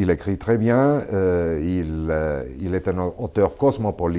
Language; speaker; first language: French; non-native, fluent; Spanish